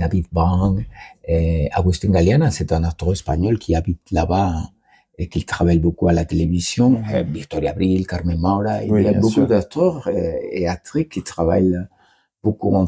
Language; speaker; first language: French; non-native, learner; Spanish